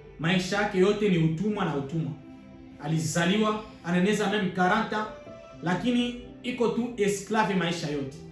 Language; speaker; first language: Swahili; native; Swahili